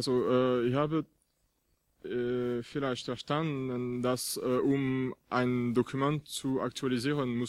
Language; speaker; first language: German; non-native, fluent; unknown